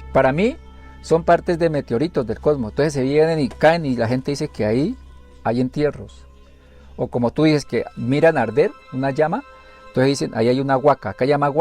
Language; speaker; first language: Spanish; native; Spanish